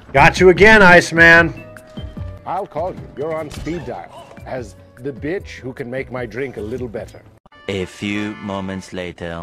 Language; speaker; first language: English; native; English